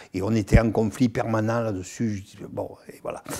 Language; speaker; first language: French; native; French